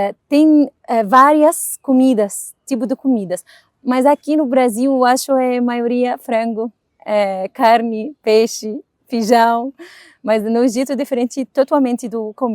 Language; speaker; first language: Portuguese; non-native, learner; Arabic